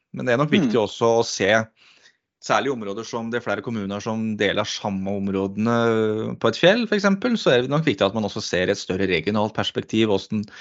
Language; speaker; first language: Norwegian; native; Norwegian